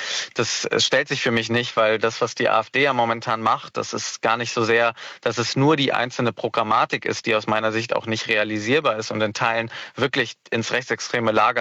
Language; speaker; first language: German; native; German